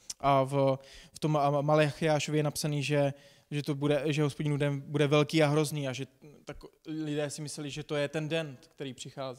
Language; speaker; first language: Czech; non-native, fluent; English